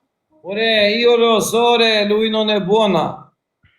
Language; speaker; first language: Italian; non-native, learner; Albanian